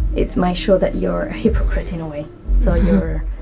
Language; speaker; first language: English; non-native, fluent; Arabic